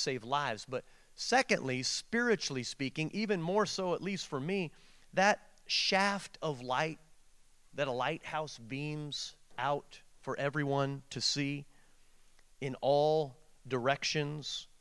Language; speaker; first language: English; native; English